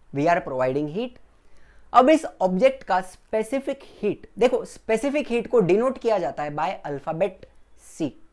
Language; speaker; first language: Hindi; non-native, local second language; Gujarati